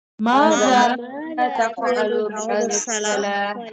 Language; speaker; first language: Arabic; non-native, learner; Tamil